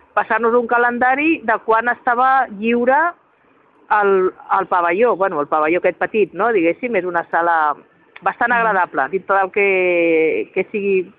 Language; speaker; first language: Catalan; native; Catalan